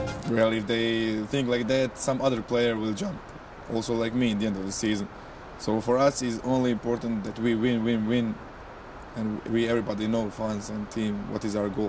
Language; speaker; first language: English; non-native, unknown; Croatian